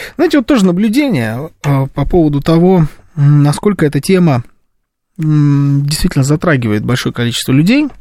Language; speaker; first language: Russian; native; Russian